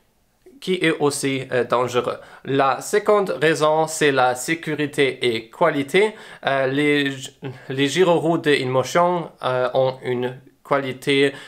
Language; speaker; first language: French; non-native, learner; English